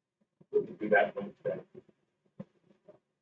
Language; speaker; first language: English; native; English